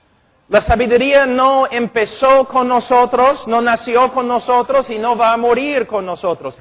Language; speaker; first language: Spanish; non-native, fluent; English